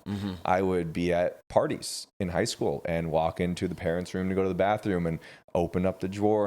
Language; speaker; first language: English; native; English